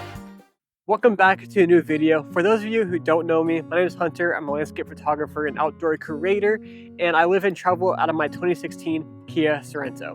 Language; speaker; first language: English; native; English